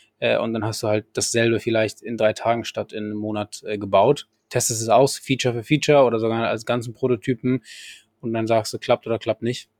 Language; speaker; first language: German; non-native, fluent; Spanish